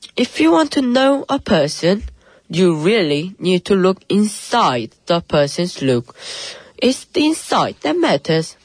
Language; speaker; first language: English; early bilingual, other home language; Korean